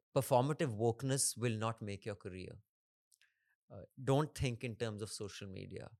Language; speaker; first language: English; non-native, local second language; Hindi